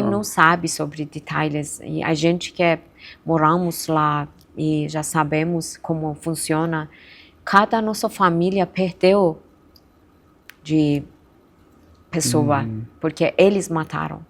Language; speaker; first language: Portuguese; non-native, fluent; Persian